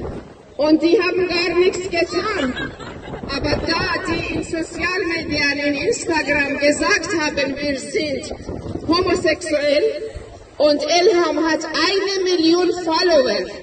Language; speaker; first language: German; non-native, learner; Persian